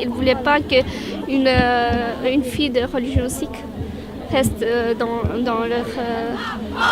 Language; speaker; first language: French; non-native, learner; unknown